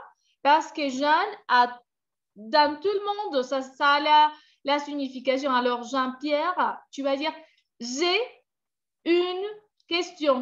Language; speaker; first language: French; non-native, fluent; Spanish